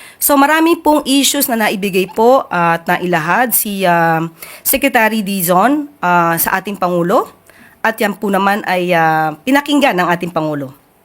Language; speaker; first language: Filipino; native; Filipino